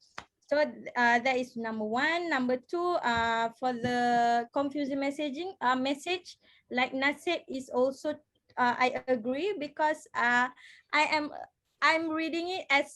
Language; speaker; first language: English; non-native, fluent; Malay